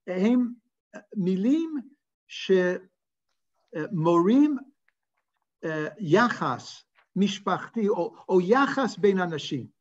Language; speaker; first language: Hebrew; non-native, fluent; English